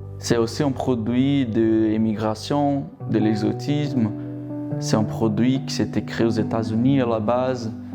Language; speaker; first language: French; non-native, fluent; Portuguese